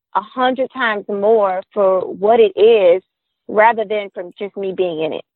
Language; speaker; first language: English; native; English